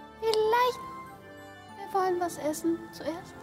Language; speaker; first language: German; non-native, learner; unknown